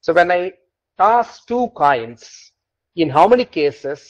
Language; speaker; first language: English; non-native, local second language; Tamil